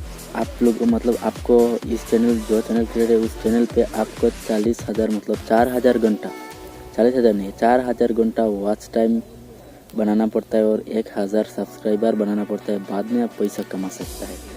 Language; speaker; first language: Hindi; non-native, local second language; Bangla